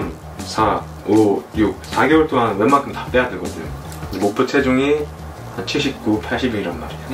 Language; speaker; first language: Korean; native; Korean